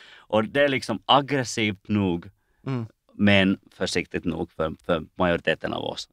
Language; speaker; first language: Swedish; non-native, local second language; Finnish